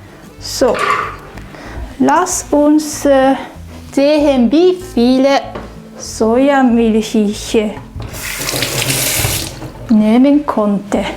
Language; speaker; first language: German; non-native, learner; Japanese